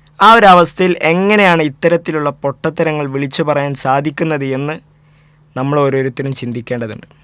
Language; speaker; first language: Malayalam; native; Malayalam